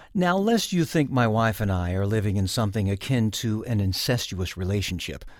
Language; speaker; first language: English; native; English